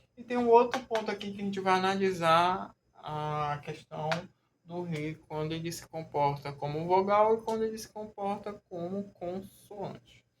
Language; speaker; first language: Portuguese; native; Portuguese